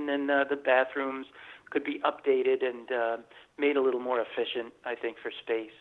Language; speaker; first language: English; native; English